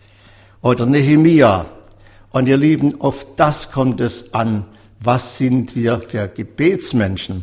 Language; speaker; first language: German; native; German